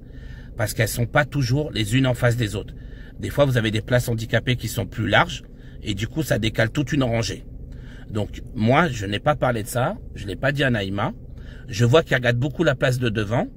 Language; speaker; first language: French; native; French